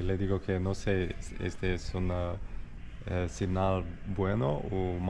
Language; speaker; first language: Spanish; non-native, learner; Romanian